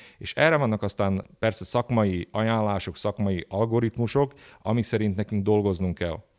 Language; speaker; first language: Hungarian; native; Hungarian